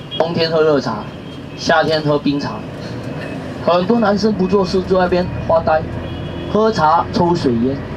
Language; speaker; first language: Chinese; non-native, fluent; Vietnamese